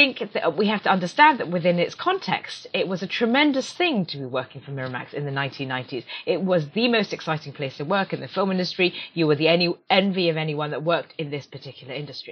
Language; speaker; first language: English; native; English